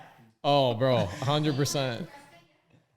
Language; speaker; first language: English; native; English